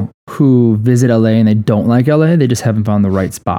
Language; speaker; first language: English; native; English